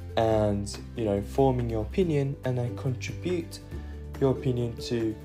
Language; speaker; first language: English; non-native, fluent; Japanese